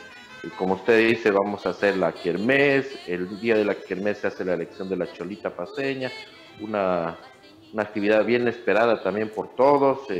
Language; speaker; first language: Spanish; native; Spanish